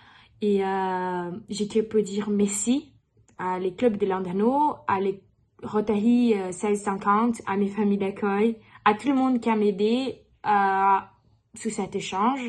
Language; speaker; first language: French; non-native, learner; Portuguese